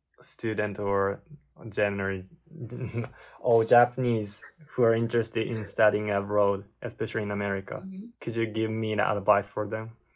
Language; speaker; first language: English; non-native, learner; Japanese